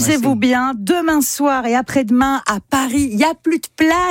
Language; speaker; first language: French; native; French